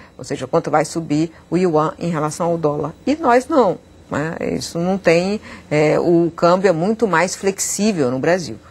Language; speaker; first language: Portuguese; native; Portuguese